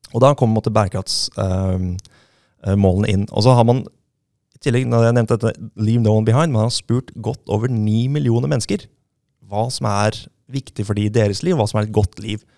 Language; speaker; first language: Norwegian; native; Norwegian